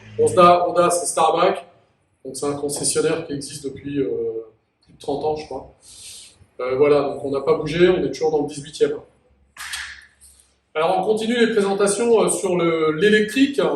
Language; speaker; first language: French; native; French